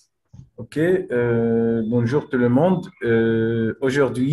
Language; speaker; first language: French; non-native, fluent; Arabic